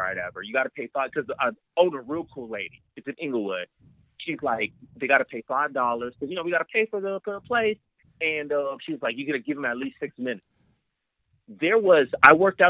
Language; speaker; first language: English; native; English